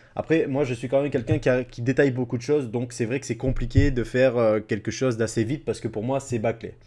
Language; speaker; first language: French; native; French